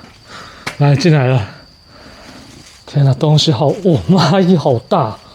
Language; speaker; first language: Chinese; native; Chinese